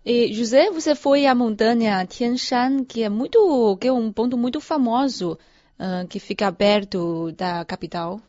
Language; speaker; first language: Portuguese; non-native, fluent; Chinese